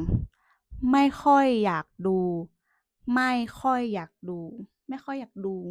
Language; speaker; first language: Thai; non-native, fluent; Burmese